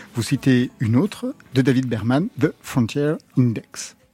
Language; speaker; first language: French; native; French